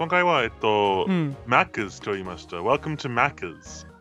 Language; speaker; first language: Japanese; non-native, learner; English